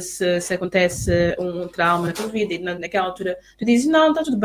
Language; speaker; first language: Portuguese; native; Portuguese